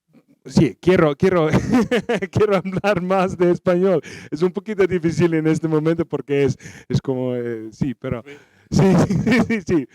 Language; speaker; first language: Spanish; non-native, learner; Finnish